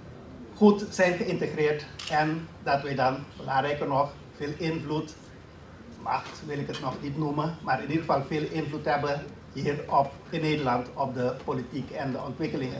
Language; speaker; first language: Dutch; non-native, local second language; Papiamento